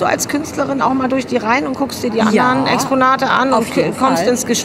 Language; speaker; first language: German; native; German